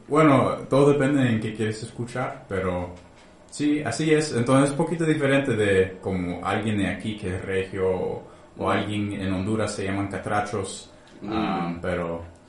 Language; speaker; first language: Spanish; non-native, fluent; English